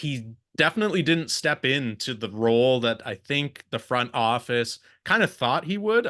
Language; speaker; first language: English; native; English